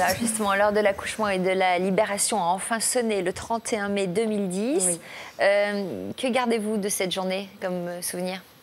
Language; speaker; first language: French; native; French